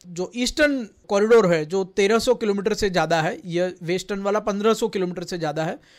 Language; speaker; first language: Hindi; non-native, local second language; Gujarati